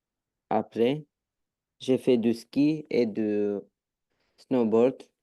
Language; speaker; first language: French; non-native, learner; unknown